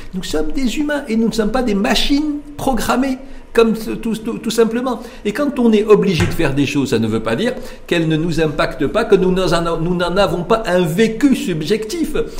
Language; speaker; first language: French; non-native, local second language; Arabic